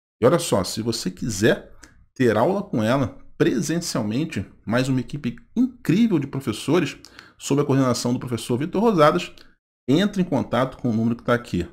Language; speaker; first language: Portuguese; native; Portuguese